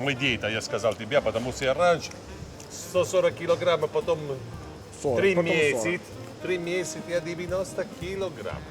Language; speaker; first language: Russian; non-native, learner; Italian